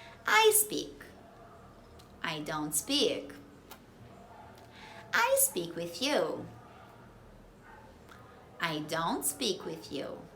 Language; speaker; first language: English; non-native, fluent; Portuguese